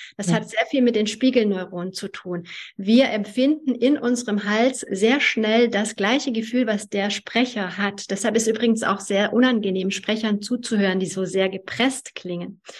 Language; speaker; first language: German; early bilingual, other home language; Hungarian